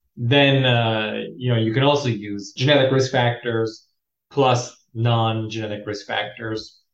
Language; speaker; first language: English; native; English